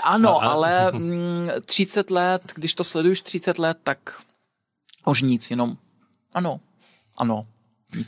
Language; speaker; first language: Czech; non-native, fluent; Belarusian